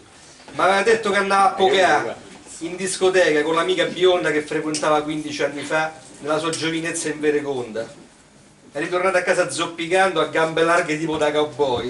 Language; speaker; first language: Italian; native; Italian